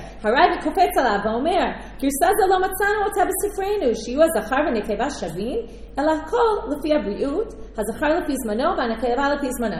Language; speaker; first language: Hebrew; non-native, fluent; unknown